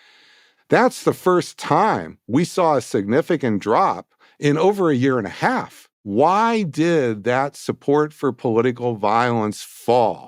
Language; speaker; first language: English; native; English